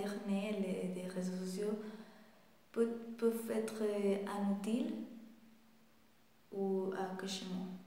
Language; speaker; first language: French; non-native, fluent; Spanish